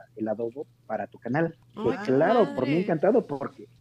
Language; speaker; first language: Spanish; native; Spanish